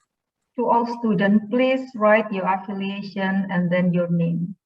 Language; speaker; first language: English; non-native, fluent; Indonesian